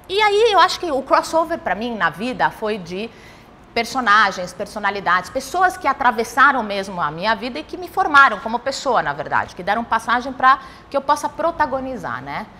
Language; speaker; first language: Portuguese; early bilingual, other home language; Spanish